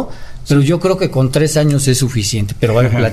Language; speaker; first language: Spanish; native; Spanish